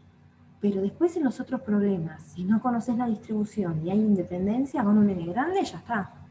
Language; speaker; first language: Spanish; native; Spanish